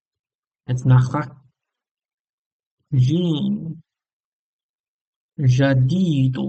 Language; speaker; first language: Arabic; non-native, learner; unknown